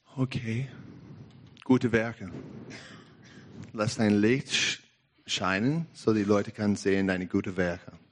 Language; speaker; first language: German; non-native, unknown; English